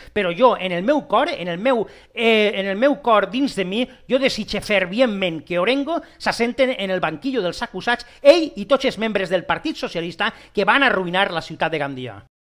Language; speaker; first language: Catalan; non-native, local second language; Spanish